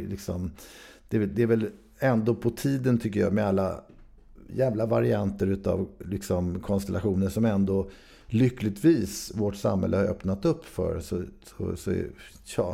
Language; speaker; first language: Swedish; native; Swedish